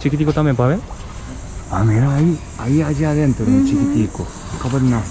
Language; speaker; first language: Spanish; non-native, learner; Japanese